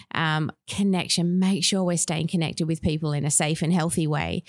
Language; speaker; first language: English; native; English